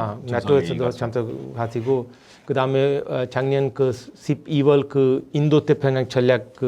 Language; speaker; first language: Korean; non-native, fluent; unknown